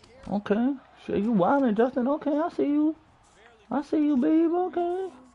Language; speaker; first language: English; early bilingual, other home language; Spanish